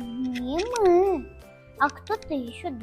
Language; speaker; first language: Russian; non-native, local second language; Tajik